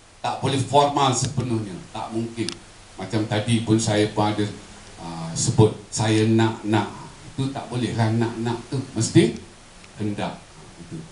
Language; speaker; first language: Malay; native; Malay